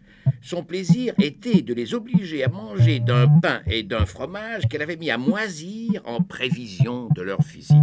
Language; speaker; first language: French; native; French